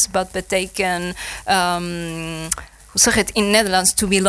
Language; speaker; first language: Dutch; non-native, learner; Spanish